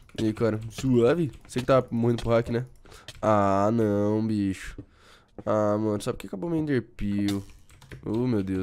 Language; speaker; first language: Portuguese; native; Portuguese